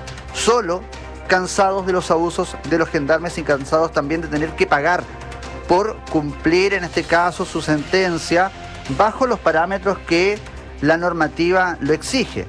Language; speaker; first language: Spanish; native; Spanish